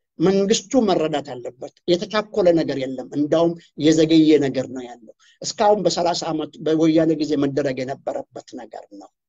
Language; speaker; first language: Amharic; non-native, local second language; Oromo